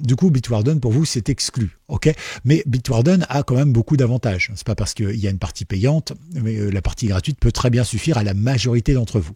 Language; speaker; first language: French; native; French